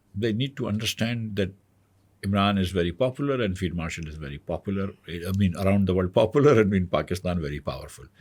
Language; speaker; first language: English; non-native, local second language; Urdu